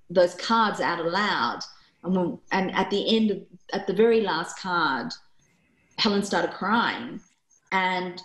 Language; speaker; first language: English; early bilingual, other home language; Korean